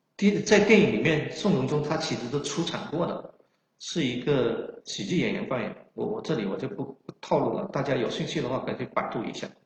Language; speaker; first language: Chinese; non-native, local second language; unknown